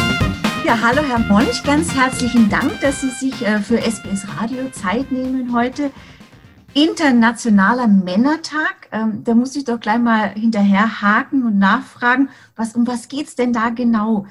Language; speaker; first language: German; native; German